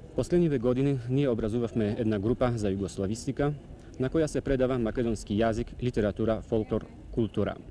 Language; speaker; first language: Macedonian; non-native, fluent; Polish